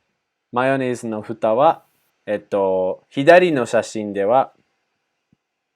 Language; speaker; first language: Japanese; non-native, fluent; English